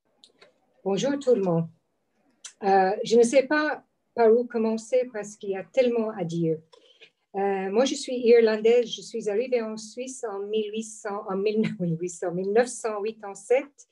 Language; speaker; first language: French; non-native, fluent; English